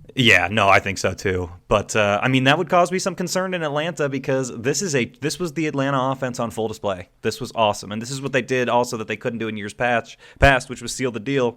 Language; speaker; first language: English; native; English